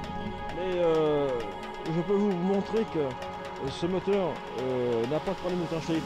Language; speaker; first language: French; native; French